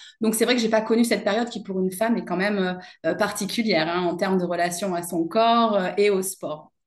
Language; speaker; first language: French; native; French